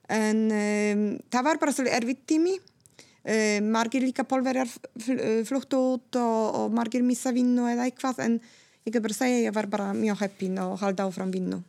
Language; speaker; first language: Icelandic; non-native, fluent; Polish